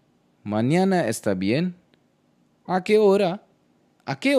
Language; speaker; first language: Spanish; non-native, learner; Hindi